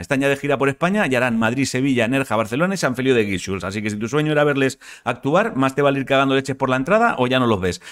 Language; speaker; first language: Spanish; native; Spanish